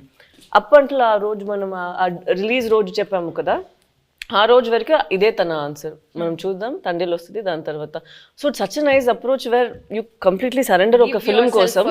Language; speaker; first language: Telugu; non-native, local second language; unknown